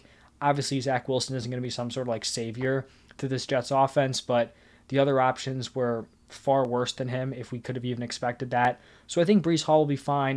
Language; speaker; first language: English; native; English